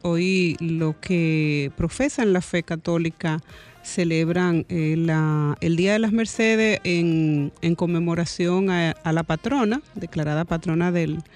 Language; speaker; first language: Spanish; native; Spanish